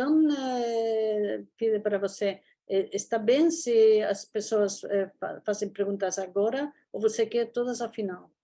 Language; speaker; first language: Portuguese; non-native, fluent; Spanish